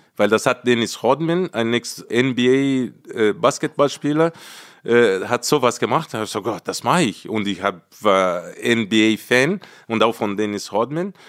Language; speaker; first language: German; non-native, fluent; Portuguese